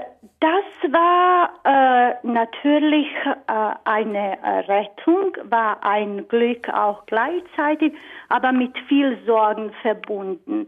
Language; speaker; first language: German; non-native, fluent; Croatian